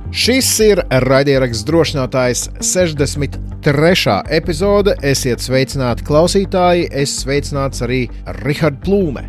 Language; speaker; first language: Latvian; native; Latvian